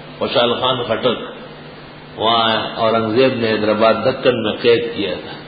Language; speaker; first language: Urdu; non-native, local second language; Pashto